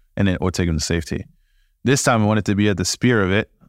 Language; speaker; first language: English; early bilingual, other home language; French